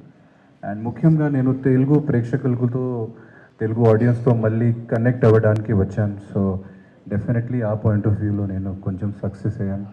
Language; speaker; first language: Telugu; non-native, local second language; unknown